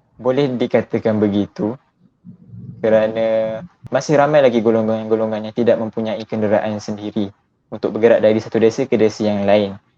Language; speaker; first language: Malay; native; Malay